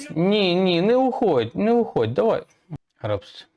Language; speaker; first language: Ukrainian; non-native, local second language; Russian